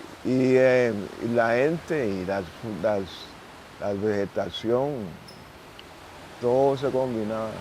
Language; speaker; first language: Spanish; non-native, local second language; English